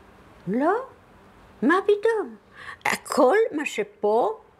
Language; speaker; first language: Hebrew; non-native, fluent; Polish